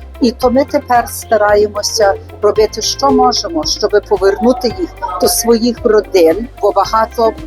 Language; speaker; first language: Ukrainian; early bilingual, heritage; Ukrainian